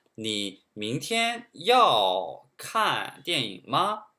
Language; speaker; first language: Chinese; non-native, fluent; Korean